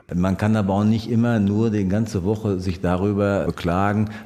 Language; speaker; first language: German; native; German